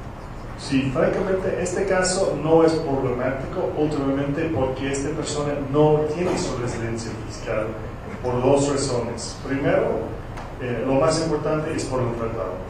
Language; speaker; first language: Spanish; non-native, fluent; English